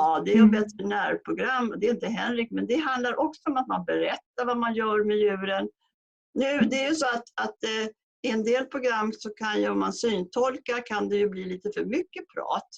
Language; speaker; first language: Swedish; native; Swedish